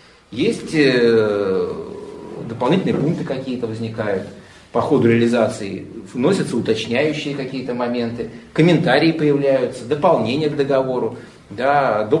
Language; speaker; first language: Russian; native; Russian